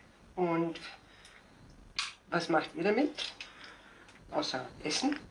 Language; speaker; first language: German; native; German